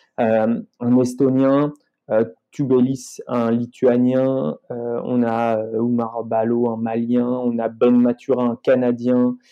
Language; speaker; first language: French; native; French